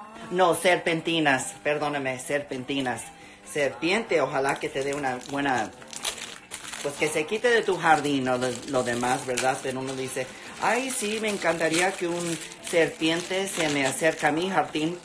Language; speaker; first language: Spanish; early bilingual, other home language; English